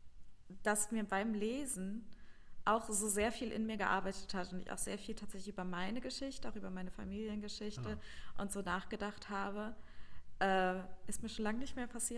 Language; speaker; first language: German; native; German